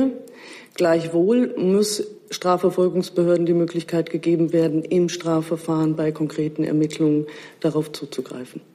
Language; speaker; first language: German; native; German